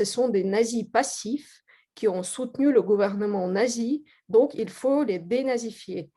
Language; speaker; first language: French; non-native, fluent; Russian